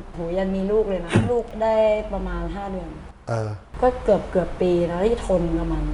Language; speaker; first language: Thai; native; Thai